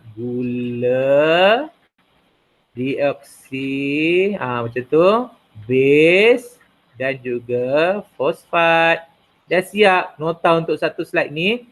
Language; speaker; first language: Malay; non-native, local second language; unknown